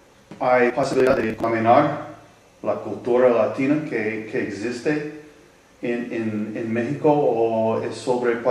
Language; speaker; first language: Spanish; non-native, learner; English